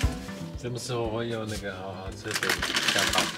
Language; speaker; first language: Chinese; non-native, learner; German